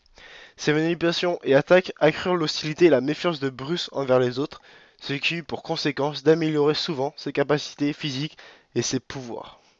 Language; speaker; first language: French; native; French